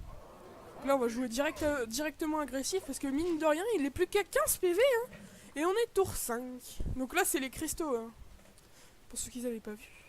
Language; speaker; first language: French; native; French